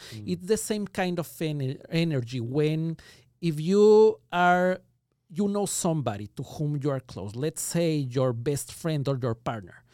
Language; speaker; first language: English; non-native, fluent; Spanish